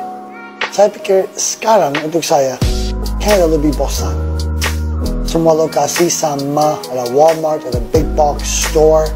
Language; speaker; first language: Indonesian; non-native, learner; English